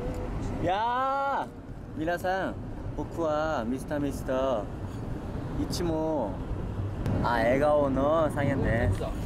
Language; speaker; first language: Japanese; non-native, learner; Korean